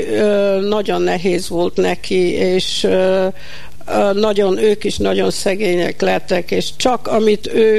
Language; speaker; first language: Hungarian; early bilingual, heritage; Hungarian